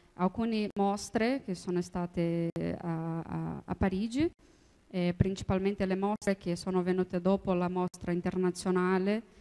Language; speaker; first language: Italian; non-native, fluent; Portuguese